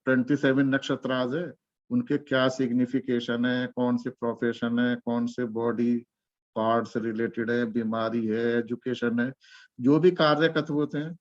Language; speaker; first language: Hindi; native; Hindi